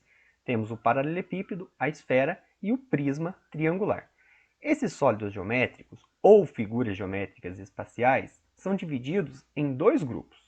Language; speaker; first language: Portuguese; native; Portuguese